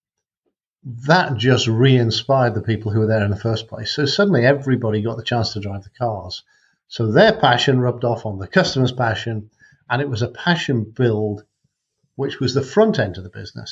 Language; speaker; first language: English; native; English